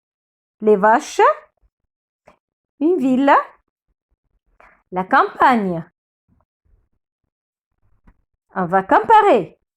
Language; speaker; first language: French; non-native, fluent; Arabic